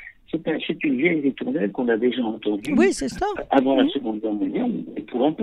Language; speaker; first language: French; native; French